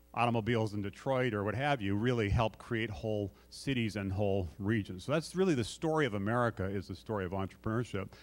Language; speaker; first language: English; native; English